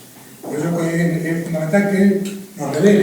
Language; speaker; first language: Spanish; native; Spanish